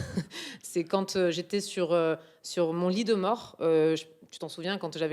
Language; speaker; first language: French; native; French